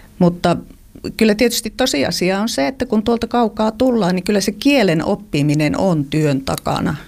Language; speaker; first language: Finnish; native; Finnish